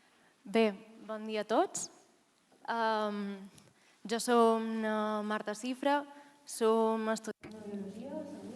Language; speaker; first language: Catalan; native; Catalan